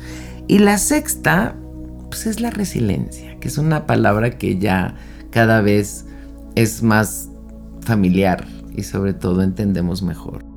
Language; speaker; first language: Spanish; native; Spanish